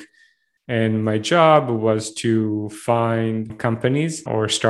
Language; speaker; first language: English; non-native, fluent; Hebrew